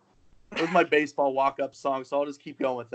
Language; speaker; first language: English; native; English